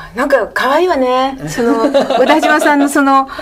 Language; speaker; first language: Japanese; native; Japanese